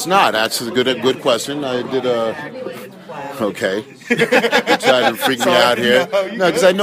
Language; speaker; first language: English; native; English